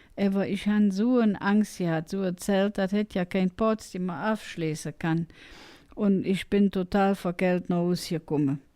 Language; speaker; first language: German; native; German